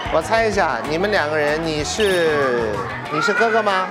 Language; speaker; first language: Chinese; native; Chinese